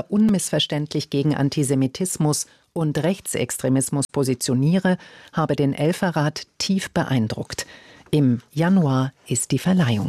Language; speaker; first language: German; native; German